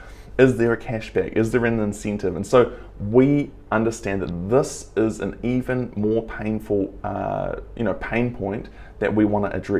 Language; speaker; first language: English; native; English